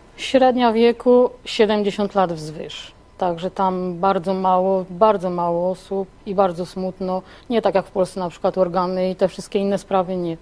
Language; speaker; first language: Polish; native; Polish